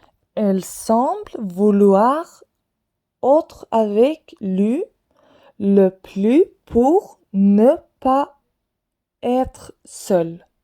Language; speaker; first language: French; non-native, fluent; Swedish